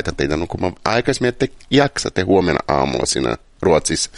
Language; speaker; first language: Finnish; non-native, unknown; Portuguese